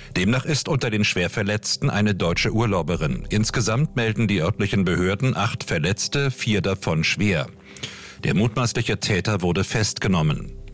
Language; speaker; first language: German; native; German